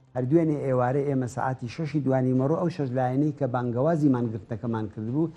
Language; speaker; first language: Central Kurdish; native; Central Kurdish